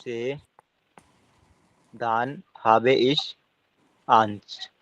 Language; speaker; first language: German; non-native, learner; Hindi